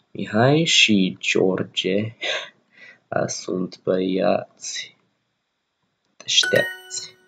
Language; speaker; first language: Romanian; non-native, learner; English